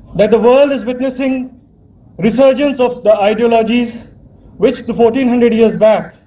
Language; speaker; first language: English; non-native, local second language; Urdu